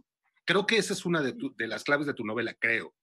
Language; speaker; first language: Spanish; native; Spanish